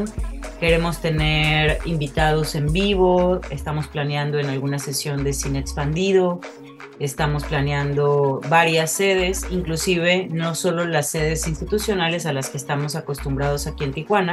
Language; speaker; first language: Spanish; native; Spanish